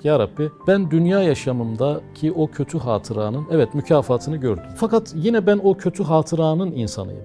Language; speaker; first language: Turkish; native; Turkish